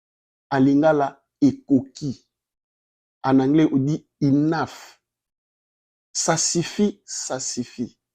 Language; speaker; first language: French; non-native, local second language; Lingala